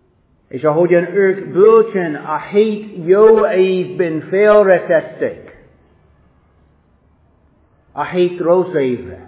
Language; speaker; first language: Hungarian; non-native, fluent; English